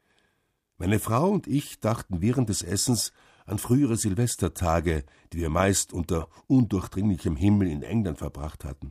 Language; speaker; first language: German; native; German